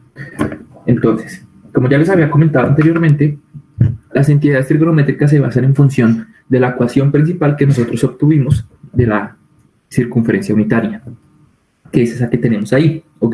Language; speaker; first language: Spanish; native; Spanish